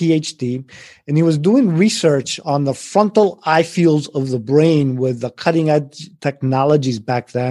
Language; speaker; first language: English; early bilingual, other home language; Spanish